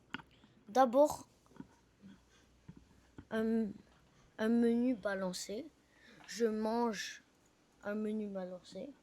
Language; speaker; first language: French; non-native, learner; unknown